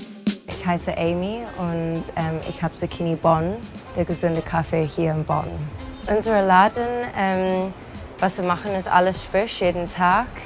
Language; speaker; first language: German; non-native, fluent; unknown